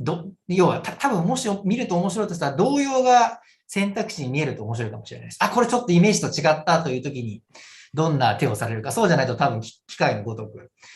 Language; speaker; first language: Japanese; native; Japanese